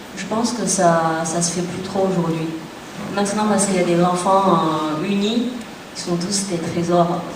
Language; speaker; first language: French; non-native, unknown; Chinese